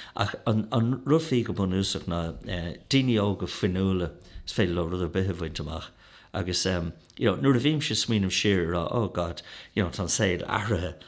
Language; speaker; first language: Irish; native; Irish